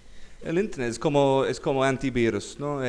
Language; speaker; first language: Spanish; non-native, learner; English